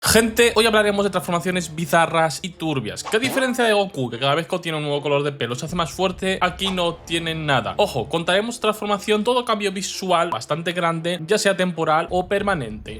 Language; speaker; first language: Spanish; native; Spanish